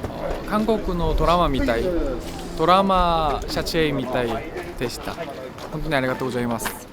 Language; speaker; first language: Japanese; non-native, learner; Korean